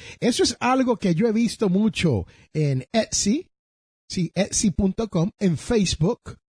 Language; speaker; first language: Spanish; early bilingual, heritage; Spanish